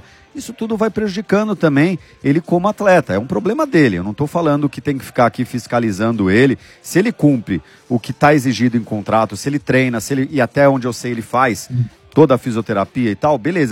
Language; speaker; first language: Portuguese; native; Portuguese